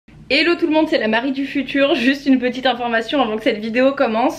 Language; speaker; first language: French; native; French